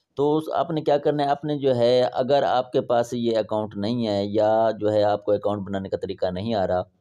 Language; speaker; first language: Urdu; non-native, local second language; Punjabi